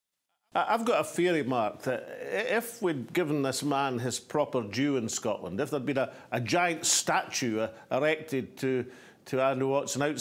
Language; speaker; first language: English; native; English